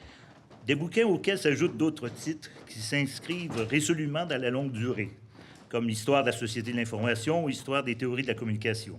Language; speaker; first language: French; native; French